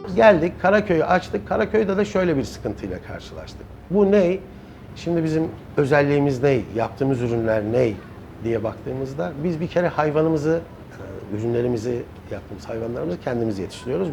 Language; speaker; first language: Turkish; native; Turkish